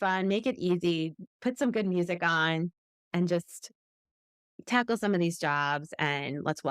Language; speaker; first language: English; native; English